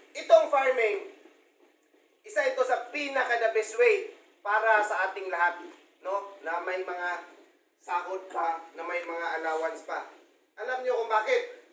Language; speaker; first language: Filipino; non-native, local second language; Cebuano